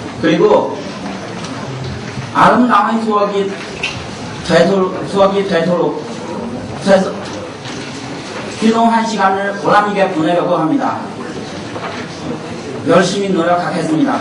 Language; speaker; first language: Korean; non-native, learner; Chinese